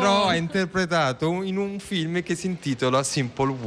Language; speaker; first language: Italian; native; Italian